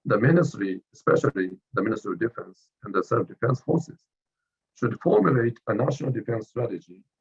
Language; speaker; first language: English; non-native, fluent; Japanese